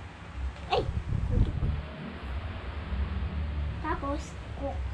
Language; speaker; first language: English; non-native, local second language; Filipino